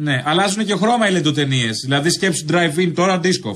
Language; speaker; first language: Greek; native; Greek